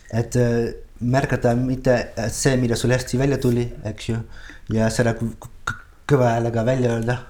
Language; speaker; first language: Estonian; non-native, fluent; Dutch